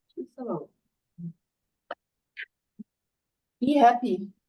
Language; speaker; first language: English; non-native, learner; German